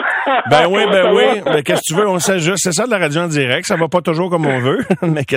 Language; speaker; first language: French; native; French